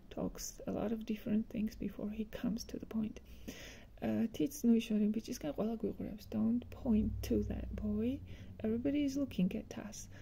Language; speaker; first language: English; non-native, fluent; Georgian